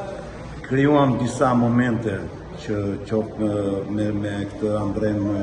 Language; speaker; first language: Albanian; native; Albanian